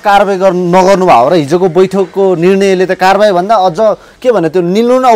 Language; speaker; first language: Nepali; native; Nepali